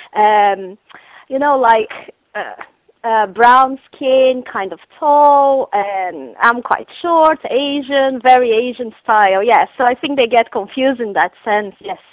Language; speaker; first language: English; non-native, fluent; Portuguese